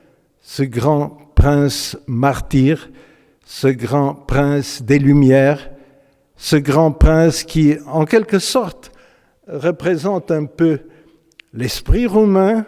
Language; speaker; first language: French; non-native, fluent; Romanian